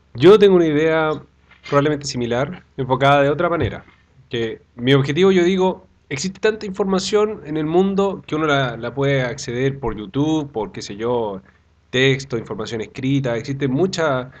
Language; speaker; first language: Spanish; native; Spanish